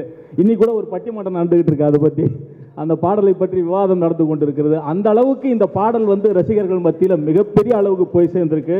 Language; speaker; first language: Tamil; native; Tamil